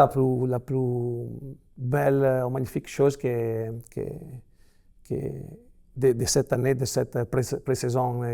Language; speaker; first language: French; non-native, fluent; Italian